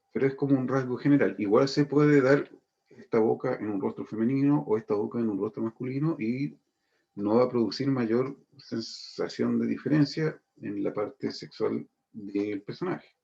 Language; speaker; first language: Spanish; native; Spanish